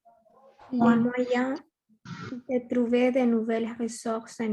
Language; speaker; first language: French; non-native, learner; Spanish